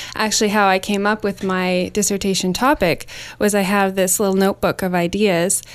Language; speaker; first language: English; native; English